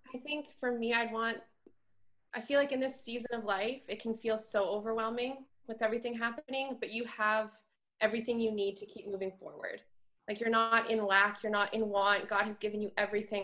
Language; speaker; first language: English; native; English